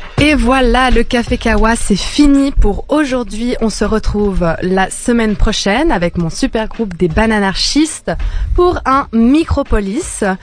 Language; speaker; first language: French; early bilingual, other home language; Italian